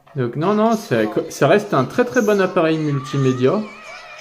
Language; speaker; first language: French; native; French